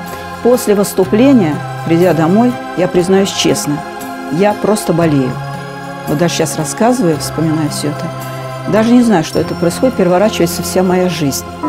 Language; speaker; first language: Russian; native; Russian